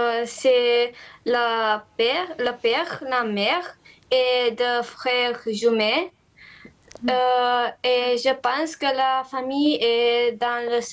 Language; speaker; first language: French; non-native, learner; Romanian